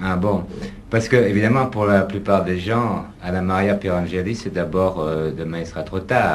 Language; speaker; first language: French; native; French